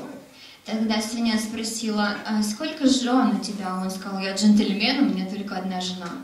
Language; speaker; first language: Russian; native; Russian